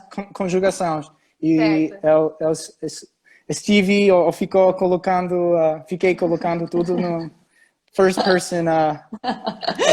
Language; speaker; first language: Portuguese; non-native, fluent; English